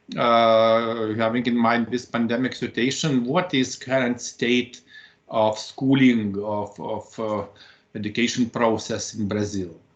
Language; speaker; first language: English; non-native, fluent; Lithuanian